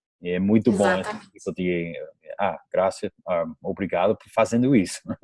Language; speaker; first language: Portuguese; non-native, learner; English